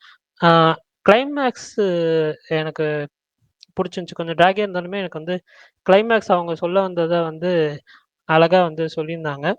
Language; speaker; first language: Tamil; native; Tamil